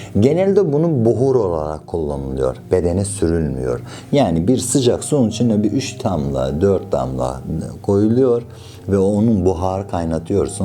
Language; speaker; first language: Turkish; non-native, fluent; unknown